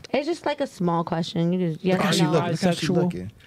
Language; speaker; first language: English; native; English